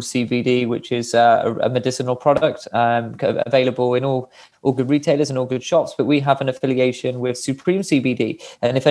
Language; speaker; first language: English; native; English